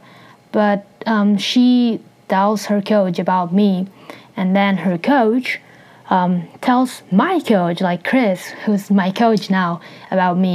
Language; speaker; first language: English; non-native, fluent; Spanish